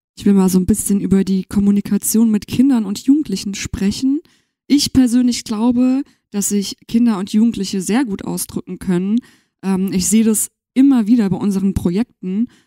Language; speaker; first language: German; native; German